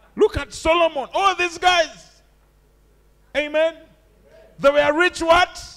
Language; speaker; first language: English; non-native, local second language; Ganda